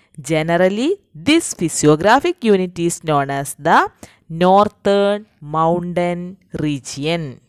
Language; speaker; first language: English; non-native, local second language; Malayalam